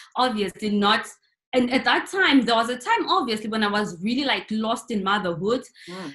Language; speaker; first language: English; non-native, local second language; North Ndebele